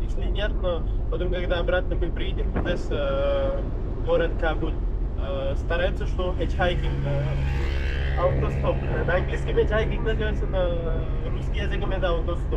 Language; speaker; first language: Russian; non-native, learner; Kyrgyz